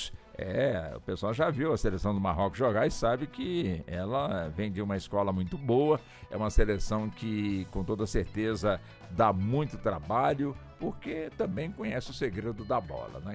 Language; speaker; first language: Portuguese; native; Portuguese